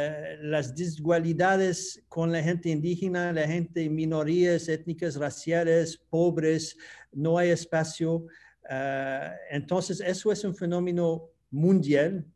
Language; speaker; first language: Spanish; non-native, fluent; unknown